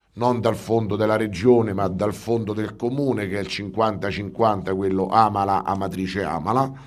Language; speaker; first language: Italian; native; Italian